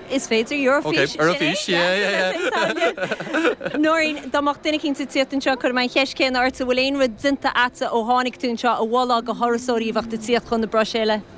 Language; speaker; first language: Irish; native; Irish